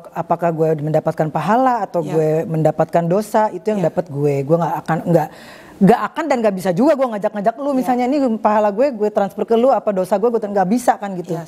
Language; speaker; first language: Indonesian; native; Indonesian